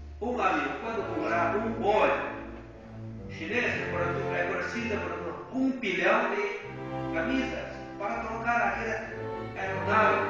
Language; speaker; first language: Portuguese; non-native, fluent; Chinese